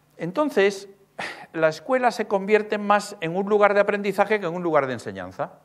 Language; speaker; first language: Spanish; native; Spanish